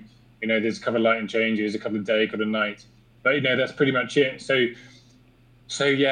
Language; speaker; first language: English; native; English